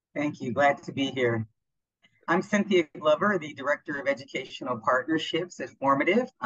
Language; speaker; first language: English; native; English